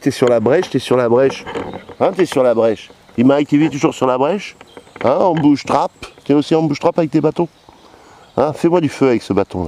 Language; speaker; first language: French; native; French